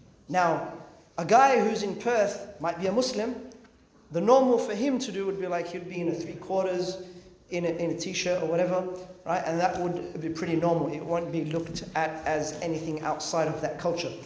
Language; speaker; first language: English; native; English